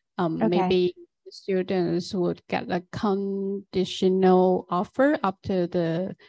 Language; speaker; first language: English; non-native, fluent; Chinese